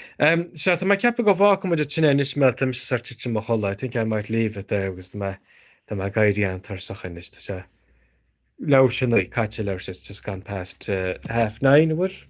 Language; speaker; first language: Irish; native; Irish